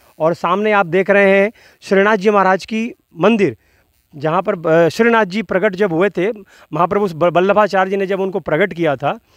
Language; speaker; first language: Hindi; native; Hindi